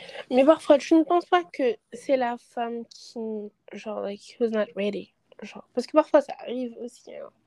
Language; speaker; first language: French; non-native, local second language; Wolof